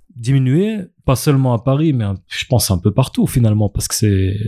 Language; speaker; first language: French; native; French